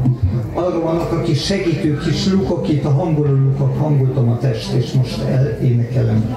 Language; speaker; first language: Hungarian; non-native, fluent; German